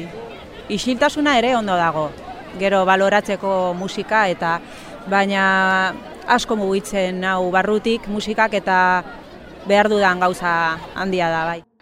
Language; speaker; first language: Basque; non-native, local second language; Spanish